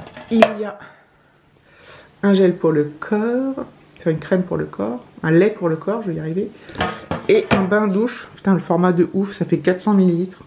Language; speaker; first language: French; native; French